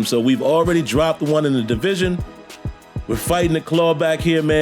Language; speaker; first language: English; native; English